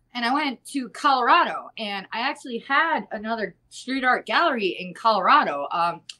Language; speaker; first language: English; native; English